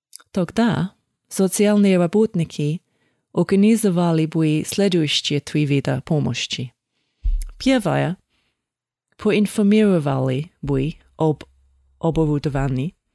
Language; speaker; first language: Russian; non-native, fluent; English